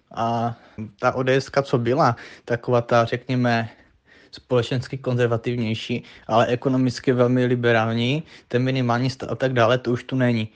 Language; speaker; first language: Czech; native; Czech